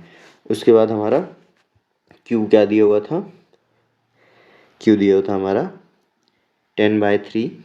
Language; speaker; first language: Hindi; native; Hindi